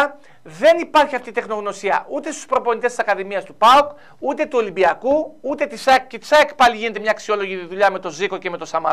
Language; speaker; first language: Greek; native; Greek